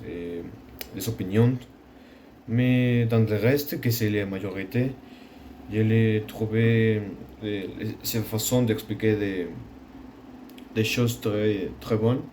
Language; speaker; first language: French; non-native, learner; Spanish